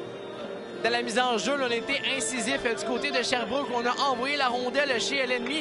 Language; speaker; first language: French; native; French